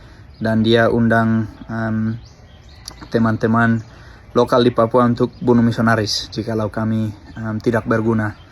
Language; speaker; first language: Indonesian; early bilingual, other home language; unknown